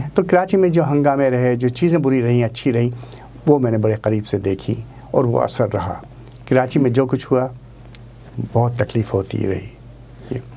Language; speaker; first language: Urdu; native; Urdu